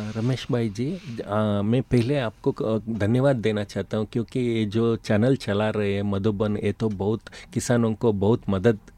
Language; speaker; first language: Hindi; non-native, local second language; Kannada